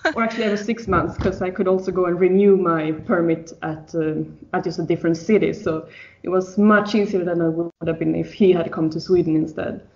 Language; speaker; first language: English; non-native, fluent; Swedish